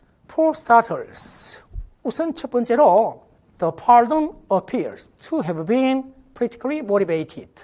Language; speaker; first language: English; non-native, fluent; Korean